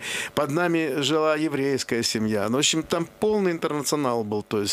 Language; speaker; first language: Russian; non-native, local second language; Azerbaijani